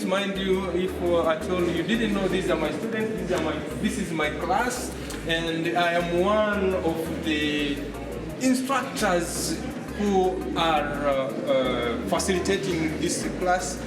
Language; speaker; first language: English; non-native, local second language; Swahili